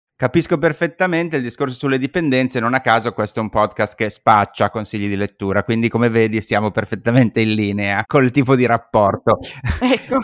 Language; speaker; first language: Italian; native; Italian